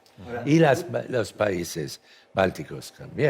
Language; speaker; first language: Spanish; non-native, fluent; English